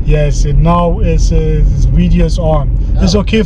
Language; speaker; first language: English; non-native, learner; Turkish